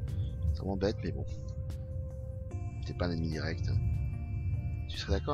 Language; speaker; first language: French; native; French